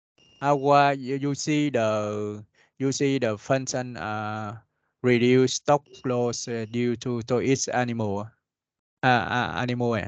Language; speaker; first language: English; non-native, learner; Vietnamese